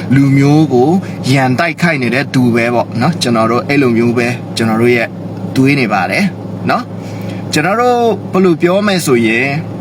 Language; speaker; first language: Burmese; non-native, local second language; Mon